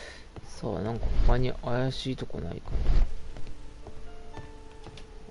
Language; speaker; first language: Japanese; native; Japanese